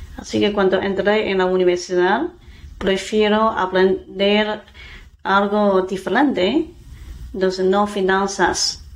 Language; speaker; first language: Spanish; non-native, fluent; Chinese